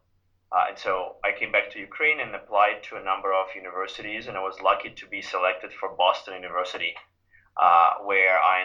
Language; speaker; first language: English; non-native, fluent; Ukrainian